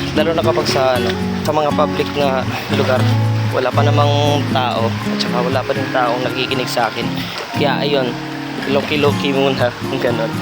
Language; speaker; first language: Filipino; non-native, local second language; Cebuano